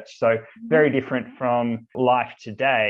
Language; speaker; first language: English; native; English